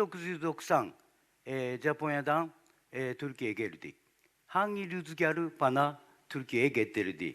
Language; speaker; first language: Turkish; non-native, learner; Japanese